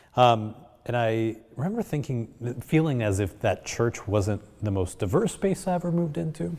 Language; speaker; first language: English; early bilingual, other home language; Spanish